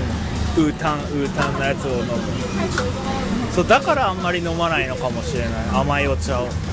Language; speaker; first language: Japanese; native; Japanese